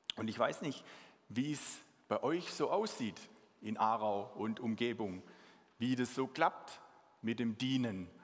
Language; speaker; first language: German; non-native, local second language; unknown